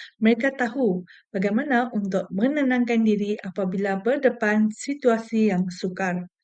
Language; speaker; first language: Malay; non-native, local second language; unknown